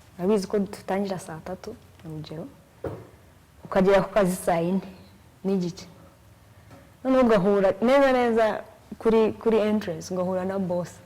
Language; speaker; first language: Kinyarwanda; early bilingual, heritage; Kinyarwanda